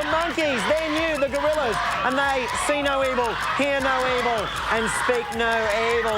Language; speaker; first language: English; native; English